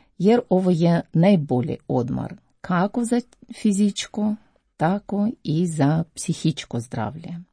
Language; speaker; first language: Croatian; non-native, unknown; Ukrainian